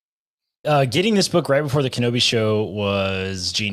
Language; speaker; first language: English; native; English